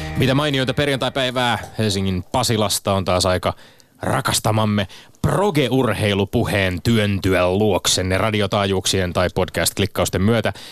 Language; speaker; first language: Finnish; native; Finnish